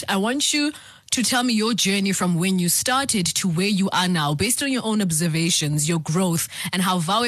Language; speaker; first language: English; non-native, local second language; Zulu